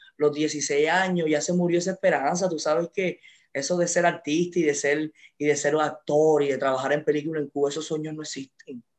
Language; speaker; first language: Spanish; native; Spanish